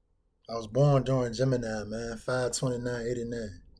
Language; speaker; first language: English; native; English